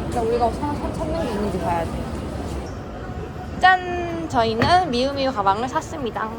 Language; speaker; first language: Korean; native; Korean